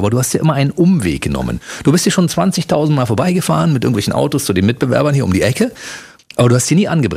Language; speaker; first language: German; native; German